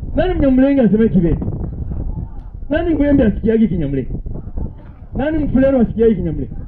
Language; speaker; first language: Swahili; native; Swahili